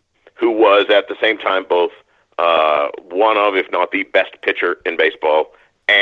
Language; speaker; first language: English; native; English